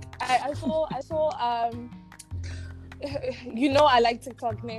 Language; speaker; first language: English; non-native, local second language; Zulu